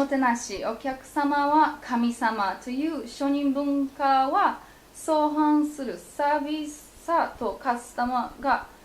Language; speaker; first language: Japanese; non-native, fluent; Polish